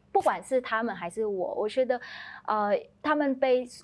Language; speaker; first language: Chinese; non-native, fluent; Vietnamese